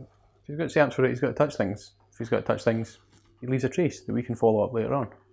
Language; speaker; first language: English; native; English